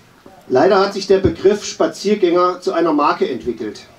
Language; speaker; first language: German; native; German